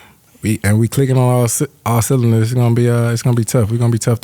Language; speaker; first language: English; native; English